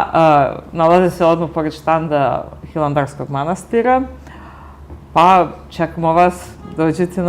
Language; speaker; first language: Bosnian; native; Bosnian